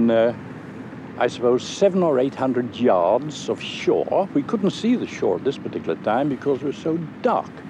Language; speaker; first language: English; native; English